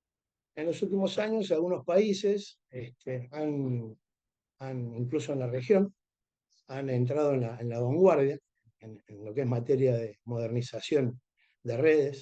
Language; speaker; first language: Spanish; native; Spanish